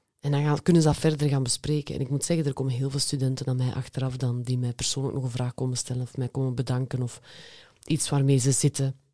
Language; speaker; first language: Dutch; native; Dutch